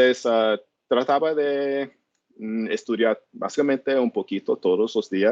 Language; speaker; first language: Spanish; non-native, learner; English